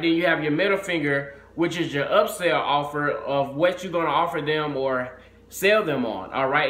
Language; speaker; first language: English; native; English